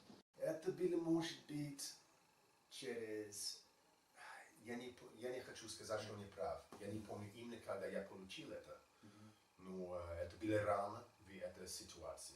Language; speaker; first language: Russian; non-native, learner; English